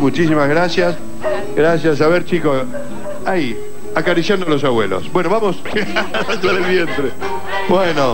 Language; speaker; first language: Spanish; native; Spanish